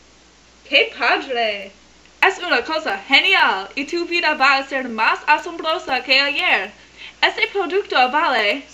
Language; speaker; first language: Spanish; non-native, learner; English